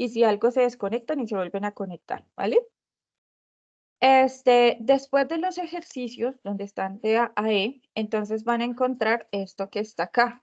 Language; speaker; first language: Spanish; native; Spanish